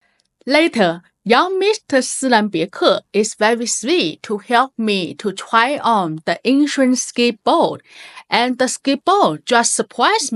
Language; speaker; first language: English; non-native, learner; Chinese